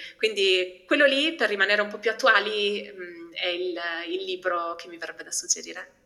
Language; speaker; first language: Italian; early bilingual, other home language; Albanian